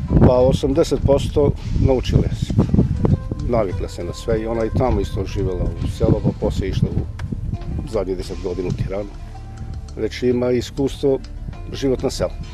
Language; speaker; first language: Serbian; native; Serbian